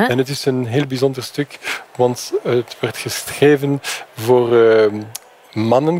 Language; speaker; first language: Dutch; non-native, fluent; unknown